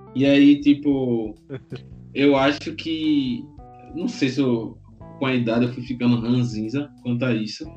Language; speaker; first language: Portuguese; native; Portuguese